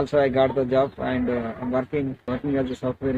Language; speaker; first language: English; non-native, learner; Telugu